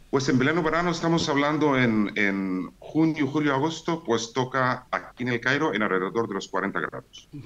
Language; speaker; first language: Spanish; non-native, fluent; Arabic